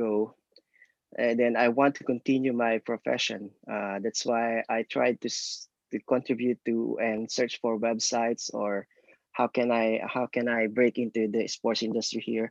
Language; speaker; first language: English; non-native, local second language; Filipino